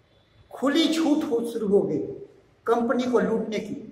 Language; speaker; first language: Hindi; native; Hindi